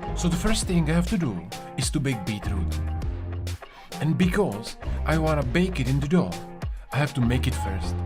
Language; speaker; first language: English; non-native, fluent; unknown